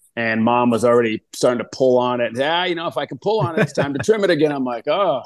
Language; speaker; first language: English; early bilingual, other home language; Spanish